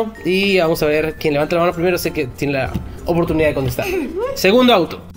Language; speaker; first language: Spanish; native; Spanish